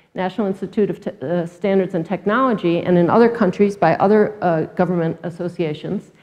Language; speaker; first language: English; native; English